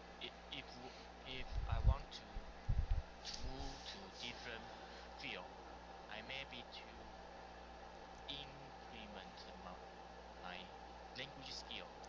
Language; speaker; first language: English; non-native, learner; Chinese